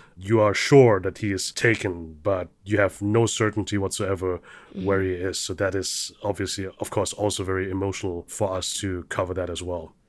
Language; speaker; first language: English; early bilingual, heritage; German